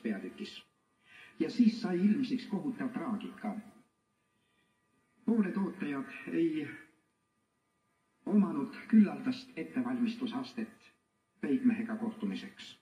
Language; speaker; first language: Estonian; native; Estonian